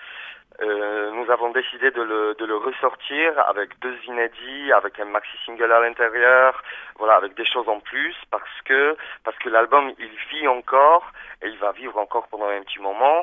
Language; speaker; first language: French; early bilingual, other home language; Polish